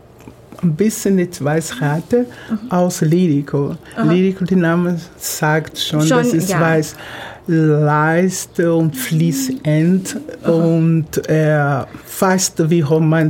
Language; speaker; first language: German; non-native, fluent; Portuguese